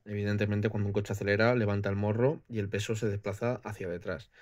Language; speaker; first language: Spanish; native; Spanish